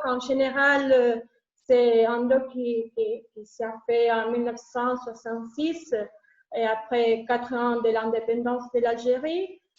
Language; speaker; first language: French; non-native, learner; Spanish